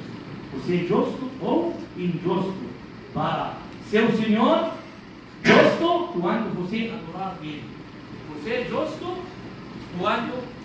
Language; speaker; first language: Portuguese; non-native, learner; Arabic